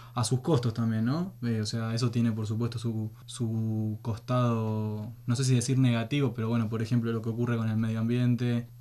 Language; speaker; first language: Spanish; native; Spanish